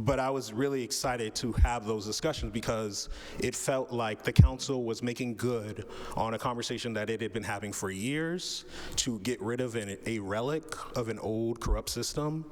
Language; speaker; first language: English; native; English